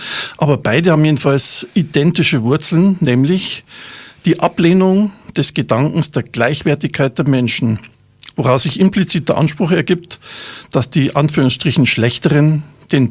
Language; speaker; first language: German; native; German